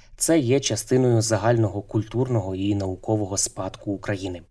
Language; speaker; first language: Ukrainian; native; Ukrainian